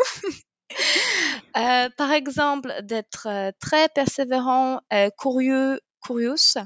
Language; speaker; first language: French; non-native, fluent; Polish